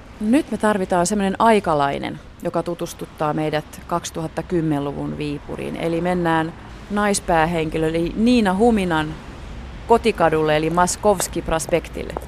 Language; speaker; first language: Finnish; native; Finnish